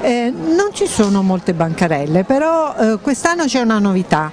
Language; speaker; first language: Italian; native; Italian